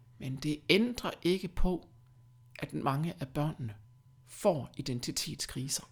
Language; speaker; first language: Danish; early bilingual, other home language; German